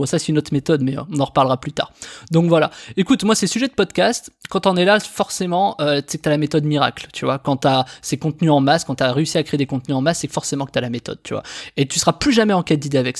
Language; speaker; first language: French; native; French